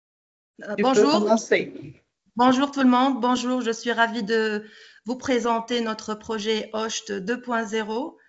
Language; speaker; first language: French; non-native, local second language; Arabic